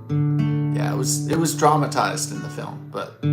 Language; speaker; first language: English; native; English